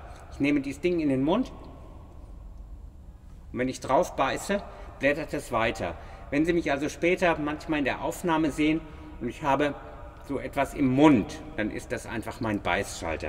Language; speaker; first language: German; native; German